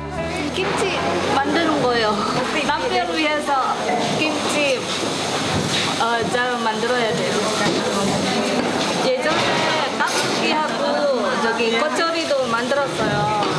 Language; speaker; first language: Korean; non-native, learner; Indonesian